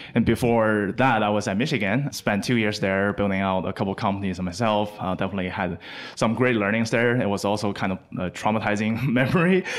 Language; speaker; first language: English; non-native, fluent; Chinese